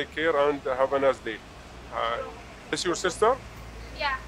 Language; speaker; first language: English; non-native, fluent; Arabic